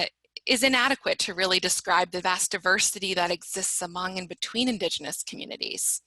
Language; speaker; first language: English; native; English